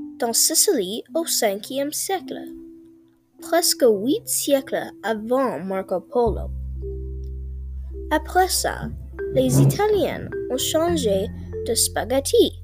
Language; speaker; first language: French; non-native, learner; English